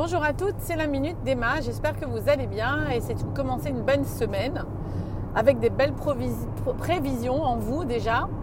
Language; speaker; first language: French; native; French